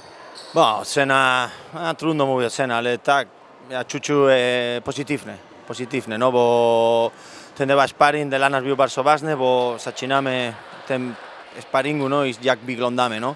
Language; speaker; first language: Polish; non-native, learner; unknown